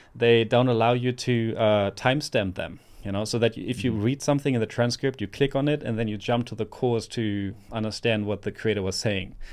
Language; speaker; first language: English; non-native, fluent; German